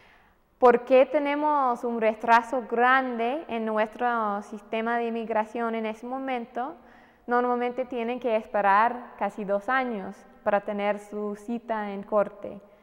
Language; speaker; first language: Spanish; non-native, fluent; English